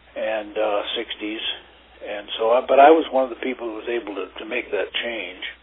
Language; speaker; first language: English; native; English